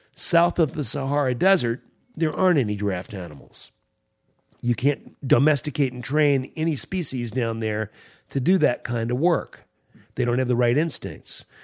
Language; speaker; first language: English; native; English